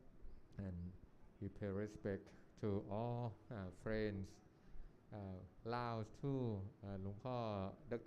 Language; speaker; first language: English; non-native, learner; Thai